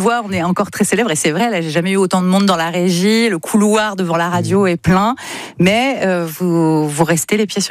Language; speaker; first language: French; native; French